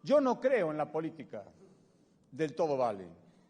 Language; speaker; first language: Spanish; native; Spanish